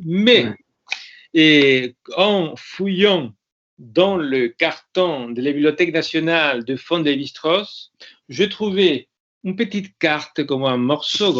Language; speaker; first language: French; non-native, fluent; Spanish